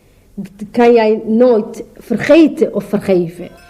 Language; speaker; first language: Dutch; non-native, learner; Somali